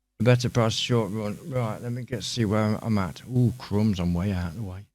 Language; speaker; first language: English; native; English